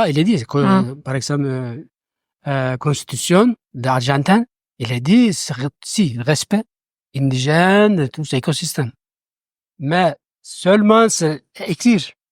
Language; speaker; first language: French; non-native, learner; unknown